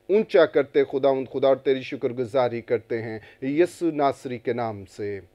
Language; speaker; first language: Urdu; non-native, local second language; Punjabi